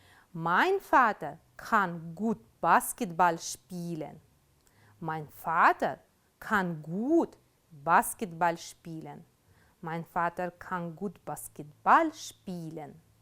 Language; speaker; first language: German; non-native, fluent; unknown